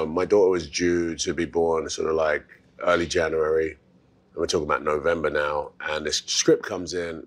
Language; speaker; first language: English; native; English